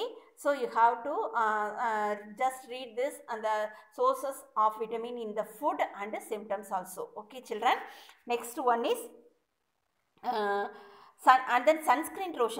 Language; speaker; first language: English; non-native, local second language; Tamil